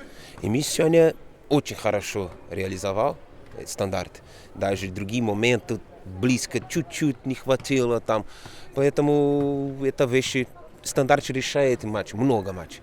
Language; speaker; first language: Russian; non-native, fluent; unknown